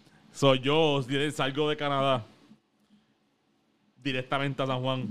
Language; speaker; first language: Spanish; early bilingual, heritage; Spanish